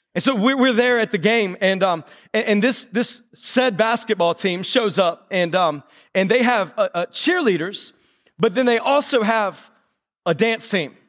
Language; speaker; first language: English; native; English